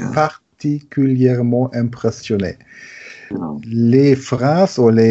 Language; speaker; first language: French; non-native, learner; German